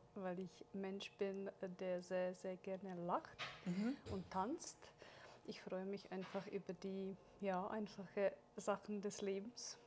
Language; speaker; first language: German; non-native, fluent; Czech